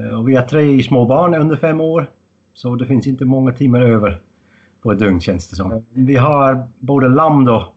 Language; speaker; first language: Swedish; non-native, fluent; Dutch